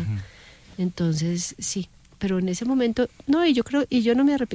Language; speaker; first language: Spanish; native; Spanish